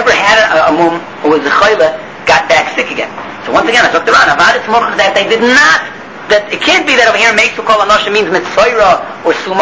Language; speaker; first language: English; native; English